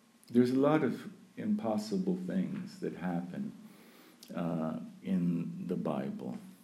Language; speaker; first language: English; early bilingual, other home language; Ukrainian